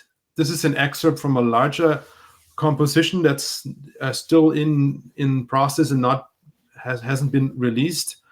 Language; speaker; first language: English; non-native, fluent; German